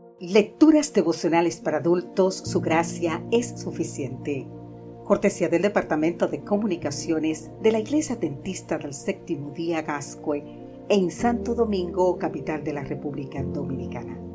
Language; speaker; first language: Spanish; native; Spanish